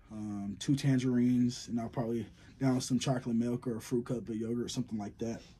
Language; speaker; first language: English; native; English